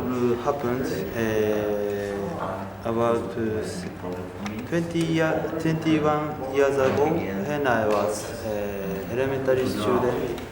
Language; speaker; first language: English; non-native, learner; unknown